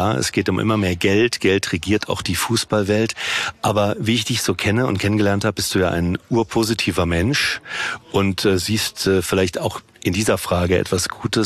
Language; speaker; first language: German; native; German